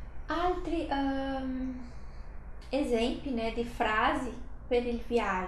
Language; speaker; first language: Italian; non-native, fluent; Portuguese